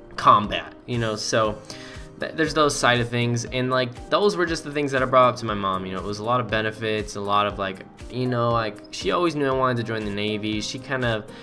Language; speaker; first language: English; native; English